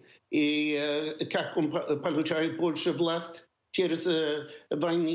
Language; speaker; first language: Russian; non-native, fluent; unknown